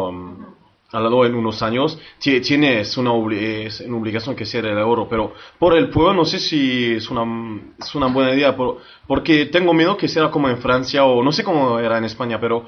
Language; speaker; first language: Spanish; early bilingual, heritage; French